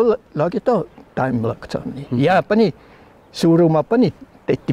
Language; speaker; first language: Nepali; non-native, learner; German